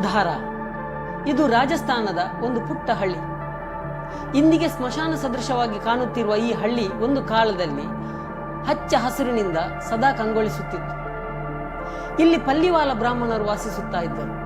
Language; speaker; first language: Kannada; native; Kannada